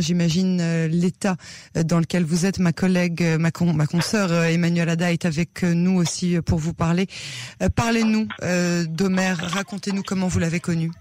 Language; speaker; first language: French; native; French